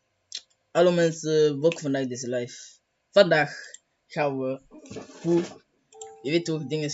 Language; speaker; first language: Dutch; non-native, local second language; French